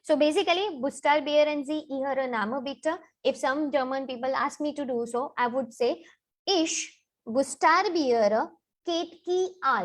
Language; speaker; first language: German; non-native, learner; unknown